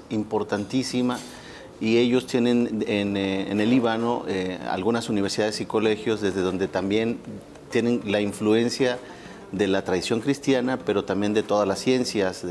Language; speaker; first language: Spanish; native; Spanish